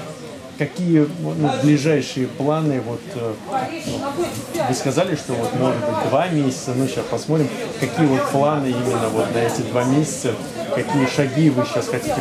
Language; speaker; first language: Russian; native; Russian